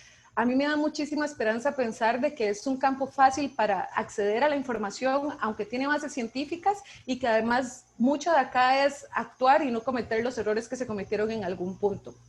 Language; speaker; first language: Spanish; native; Spanish